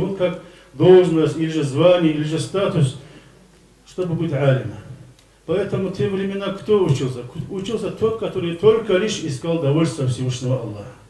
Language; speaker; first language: Russian; non-native, local second language; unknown